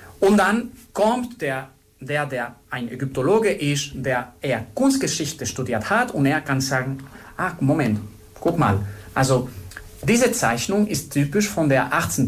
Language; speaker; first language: German; non-native, fluent; Spanish